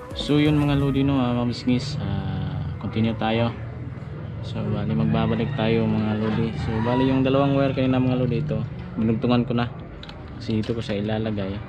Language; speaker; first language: Filipino; non-native, local second language; Cebuano